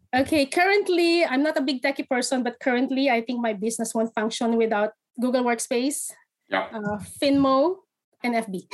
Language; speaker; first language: English; non-native, local second language; Filipino